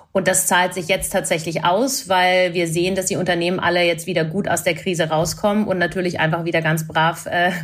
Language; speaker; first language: German; non-native, fluent; English